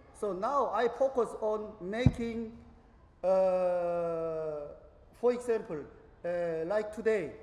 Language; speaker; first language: English; non-native, learner; Korean